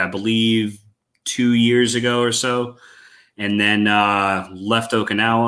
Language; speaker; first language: English; native; English